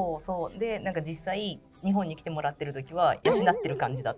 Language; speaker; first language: Japanese; native; Japanese